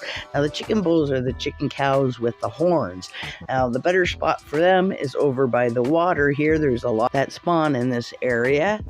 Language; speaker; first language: English; native; English